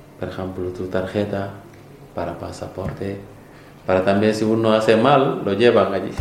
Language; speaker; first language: Spanish; non-native, learner; Wolof